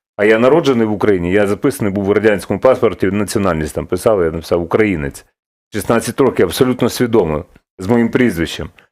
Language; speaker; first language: Ukrainian; non-native, local second language; Russian